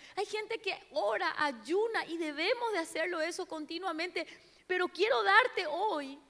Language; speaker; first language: Spanish; non-native, local second language; Portuguese